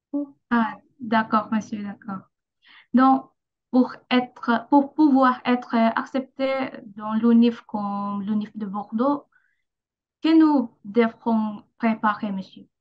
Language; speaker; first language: French; non-native, learner; Indonesian